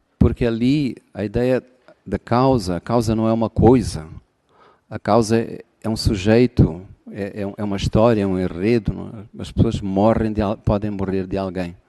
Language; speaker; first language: Portuguese; native; Portuguese